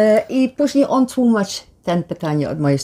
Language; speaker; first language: Polish; non-native, learner; Dutch